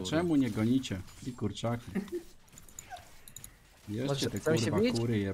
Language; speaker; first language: Polish; native; Polish